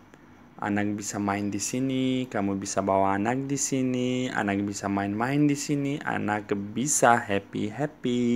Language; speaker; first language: Indonesian; non-native, learner; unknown